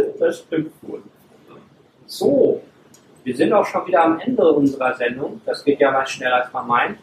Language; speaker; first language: German; native; German